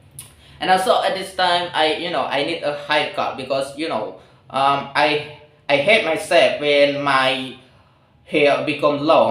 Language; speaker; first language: English; non-native, learner; Indonesian